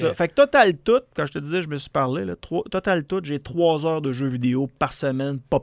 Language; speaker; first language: French; native; French